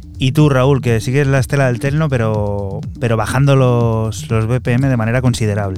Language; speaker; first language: Spanish; native; Spanish